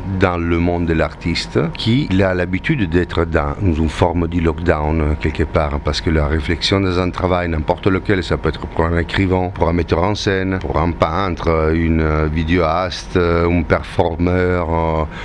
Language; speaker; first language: French; non-native, fluent; Italian